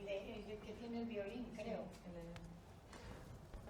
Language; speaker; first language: Spanish; native; Spanish